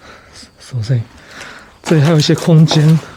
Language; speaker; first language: Chinese; native; Chinese